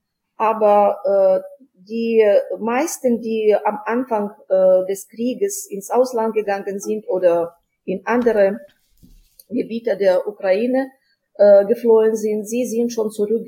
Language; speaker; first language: German; non-native, fluent; Ukrainian